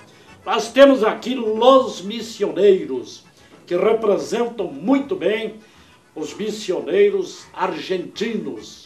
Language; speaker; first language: Portuguese; native; Portuguese